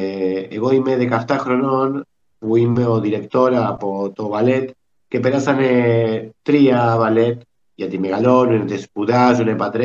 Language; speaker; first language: Greek; early bilingual, heritage; Spanish